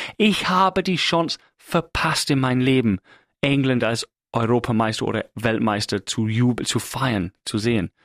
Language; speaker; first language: German; non-native, fluent; English